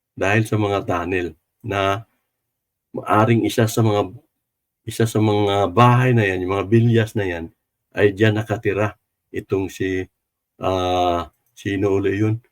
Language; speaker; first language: Filipino; non-native, local second language; Cebuano